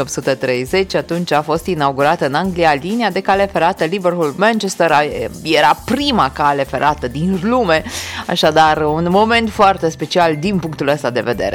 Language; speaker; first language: Romanian; native; Romanian